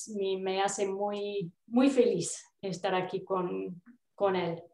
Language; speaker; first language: Spanish; non-native, fluent; English